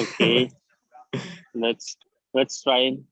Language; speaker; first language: English; non-native, learner; Russian